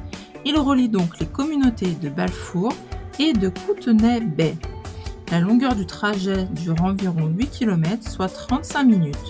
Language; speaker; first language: French; native; French